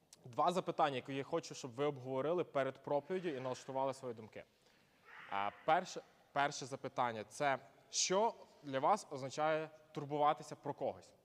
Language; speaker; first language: Ukrainian; native; Ukrainian